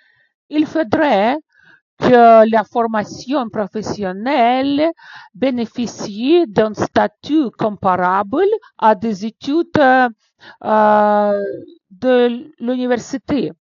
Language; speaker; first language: French; non-native, fluent; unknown